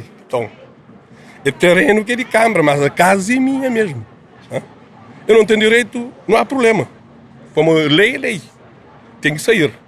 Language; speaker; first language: Portuguese; non-native, local second language; Kabuverdianu